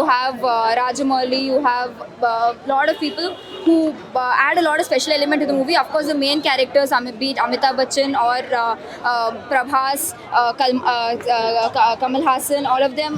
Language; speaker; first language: English; non-native, local second language; Telugu